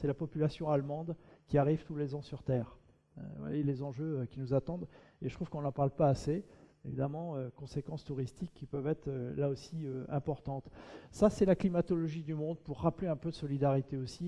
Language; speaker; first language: French; native; French